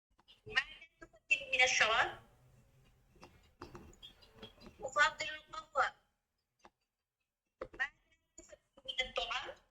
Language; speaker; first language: Arabic; non-native, learner; Bangla